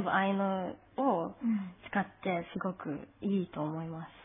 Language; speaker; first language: Japanese; non-native, fluent; English